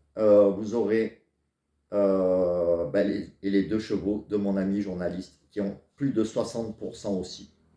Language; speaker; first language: French; native; French